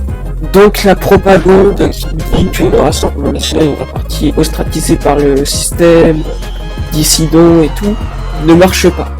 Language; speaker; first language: French; native; French